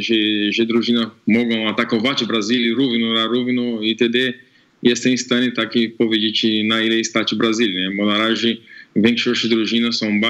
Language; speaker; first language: Polish; non-native, fluent; Portuguese